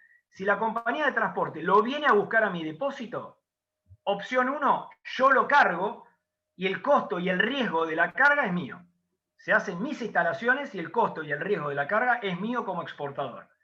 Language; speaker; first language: Spanish; native; Spanish